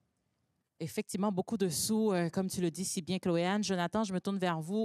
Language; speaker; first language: French; native; French